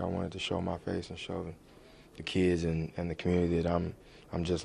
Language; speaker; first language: English; native; English